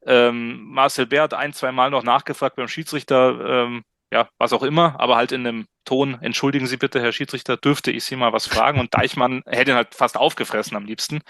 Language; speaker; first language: German; native; German